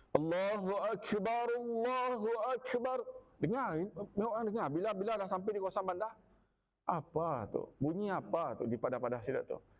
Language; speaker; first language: Malay; non-native, local second language; Iban